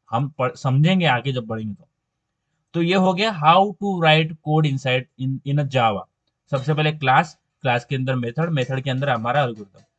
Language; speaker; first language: Hindi; non-native, local second language; Marathi